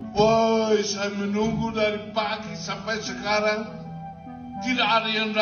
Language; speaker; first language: Indonesian; non-native, learner; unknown